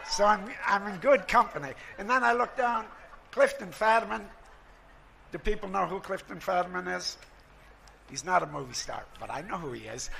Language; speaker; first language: English; native; English